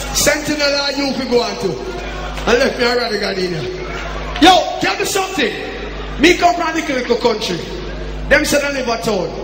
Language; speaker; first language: English; non-native, local second language; Jamaican Creole English